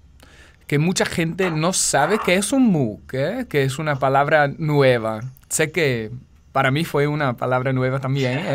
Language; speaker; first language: Spanish; non-native, fluent; English